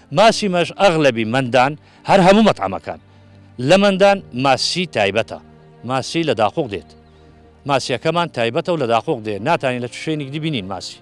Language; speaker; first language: Central Kurdish; native; Central Kurdish